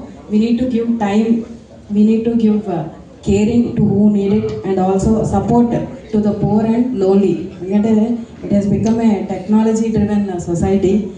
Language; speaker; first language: English; non-native, local second language; Telugu